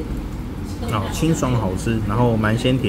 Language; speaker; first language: Chinese; native; Chinese